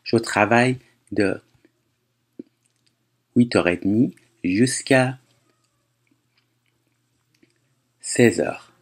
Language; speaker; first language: French; non-native, fluent; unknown